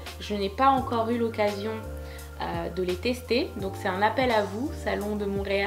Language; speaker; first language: French; native; French